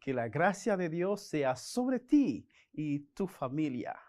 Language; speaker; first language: Spanish; non-native, fluent; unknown